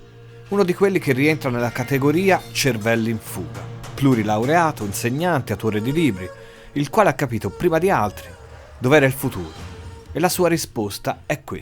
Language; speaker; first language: Italian; native; Italian